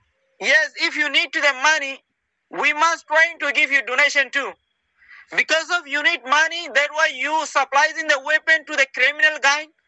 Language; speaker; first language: English; non-native, learner; Rohingya